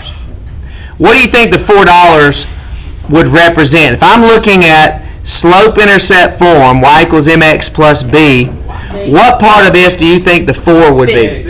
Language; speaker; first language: English; native; English